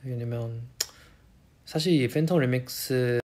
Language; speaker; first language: Korean; non-native, fluent; Chinese